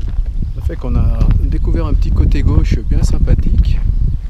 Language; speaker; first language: French; native; French